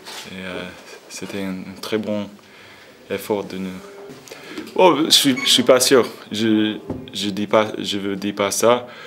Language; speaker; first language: French; non-native, fluent; English